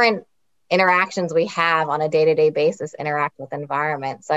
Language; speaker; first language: English; native; English